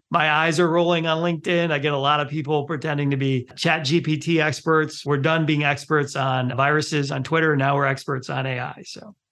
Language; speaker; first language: English; early bilingual, other home language; Hindi